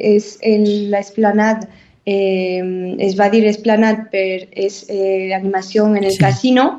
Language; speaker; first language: Catalan; non-native, learner; Spanish